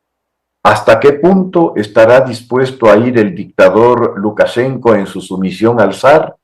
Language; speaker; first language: Spanish; native; Spanish